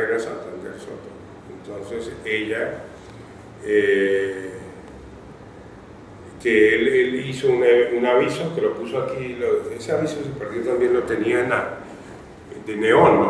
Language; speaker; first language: Spanish; native; Spanish